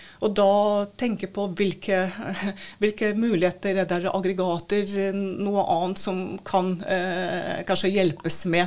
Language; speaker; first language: Norwegian; non-native, fluent; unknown